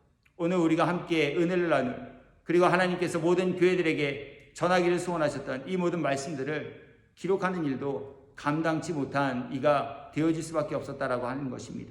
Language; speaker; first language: Korean; native; Korean